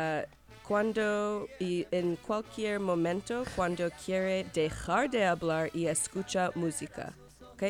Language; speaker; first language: Spanish; non-native, learner; English